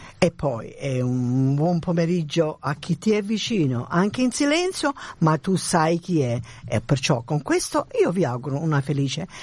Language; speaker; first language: Italian; native; Italian